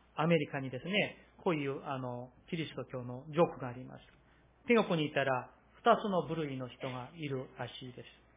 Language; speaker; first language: Japanese; non-native, fluent; Korean